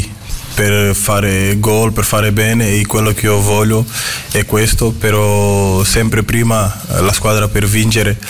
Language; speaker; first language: Italian; non-native, fluent; Portuguese